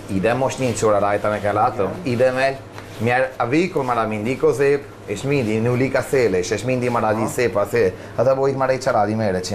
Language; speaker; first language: Hungarian; non-native, learner; Italian